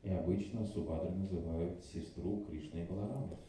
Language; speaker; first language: Russian; native; Russian